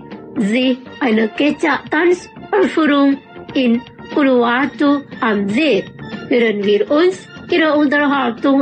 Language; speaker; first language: German; non-native, fluent; Indonesian